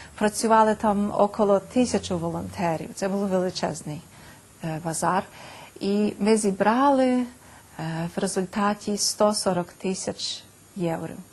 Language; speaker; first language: Ukrainian; early bilingual, heritage; Ukrainian